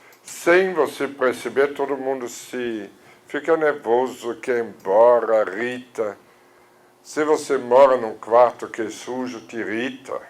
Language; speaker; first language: Portuguese; non-native, fluent; German